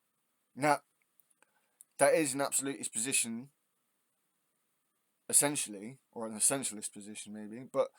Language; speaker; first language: English; native; English